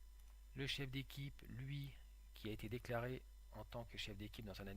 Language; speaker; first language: French; native; French